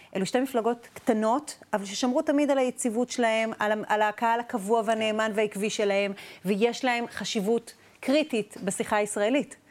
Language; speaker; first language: Hebrew; native; Hebrew